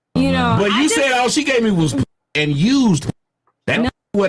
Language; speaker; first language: English; native; English